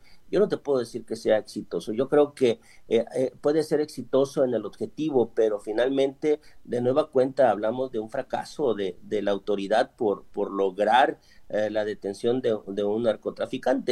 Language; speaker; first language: Spanish; native; Spanish